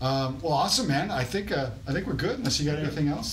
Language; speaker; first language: English; native; English